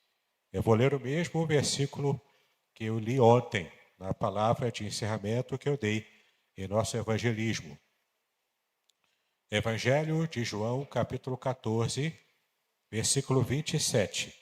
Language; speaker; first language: Portuguese; native; Portuguese